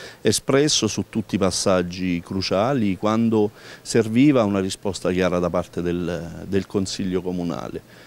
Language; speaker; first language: Italian; native; Italian